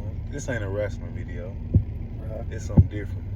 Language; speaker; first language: English; native; English